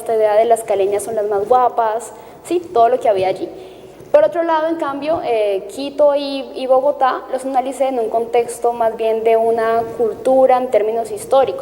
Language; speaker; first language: Spanish; native; Spanish